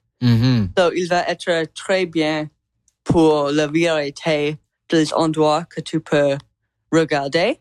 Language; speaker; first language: French; non-native, learner; English